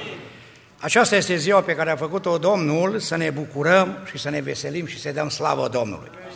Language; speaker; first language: Romanian; native; Romanian